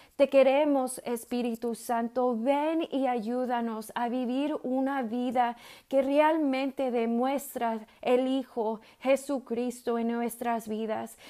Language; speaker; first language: Spanish; early bilingual, heritage; Spanish